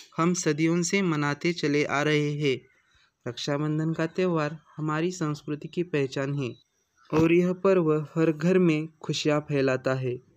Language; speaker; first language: Hindi; non-native, local second language; Marathi